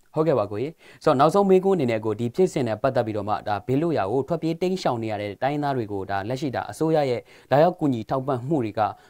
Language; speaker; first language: Burmese; native; Burmese